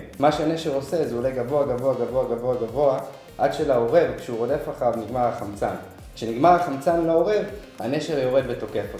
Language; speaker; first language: Hebrew; native; Hebrew